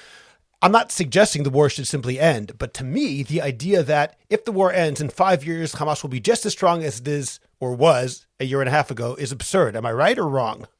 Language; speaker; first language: English; native; English